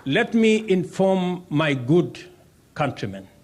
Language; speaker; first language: English; non-native, local second language; Kalenjin